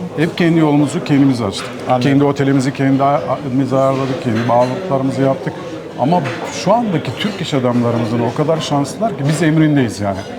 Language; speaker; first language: Turkish; native; Turkish